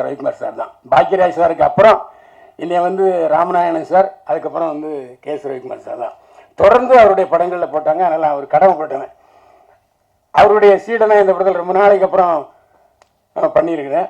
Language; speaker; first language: Tamil; native; Tamil